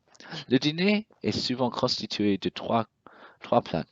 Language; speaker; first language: French; non-native, learner; English